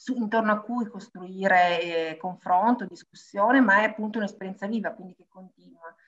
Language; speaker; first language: Italian; non-native, fluent; Arabic